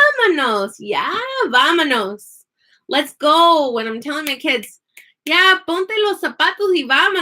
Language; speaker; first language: Spanish; non-native, fluent; English